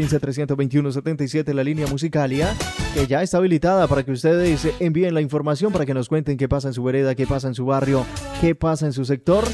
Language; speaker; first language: Spanish; native; Spanish